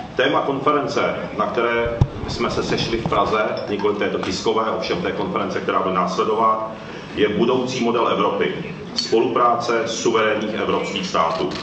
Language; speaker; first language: Czech; early bilingual, other home language; Japanese